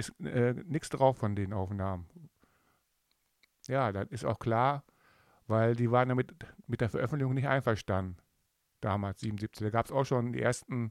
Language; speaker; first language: German; native; German